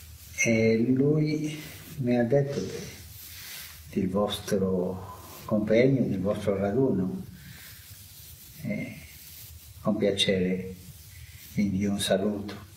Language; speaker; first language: Italian; non-native, fluent; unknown